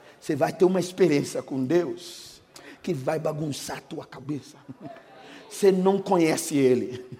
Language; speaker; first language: Portuguese; non-native, fluent; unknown